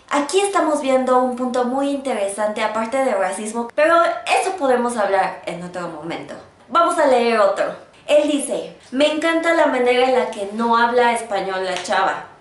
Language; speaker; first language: Spanish; native; Spanish